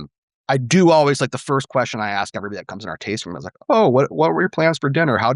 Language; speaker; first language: English; native; English